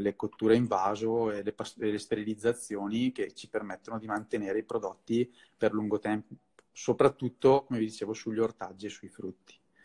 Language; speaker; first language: Italian; native; Italian